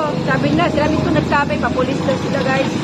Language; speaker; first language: Filipino; native; Filipino